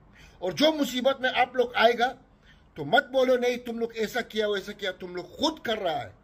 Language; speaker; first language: Hindi; non-native, learner; Arabic